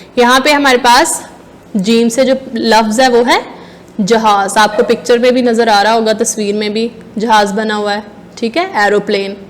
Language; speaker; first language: Hindi; non-native, local second language; Punjabi